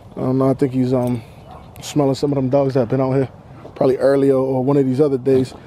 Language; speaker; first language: English; native; English